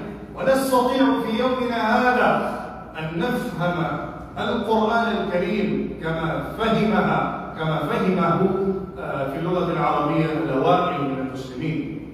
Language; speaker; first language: Arabic; non-native, fluent; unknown